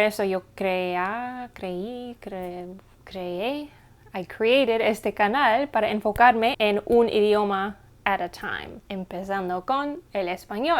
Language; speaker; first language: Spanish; non-native, learner; English